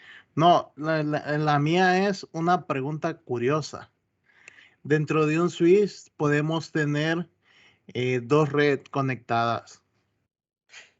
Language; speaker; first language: Spanish; native; Spanish